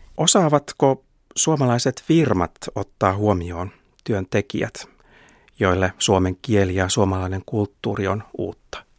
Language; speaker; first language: Finnish; native; Finnish